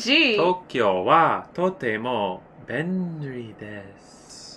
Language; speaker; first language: Japanese; non-native, learner; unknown